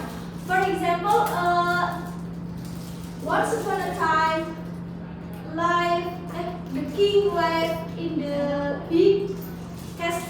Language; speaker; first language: English; non-native, learner; Indonesian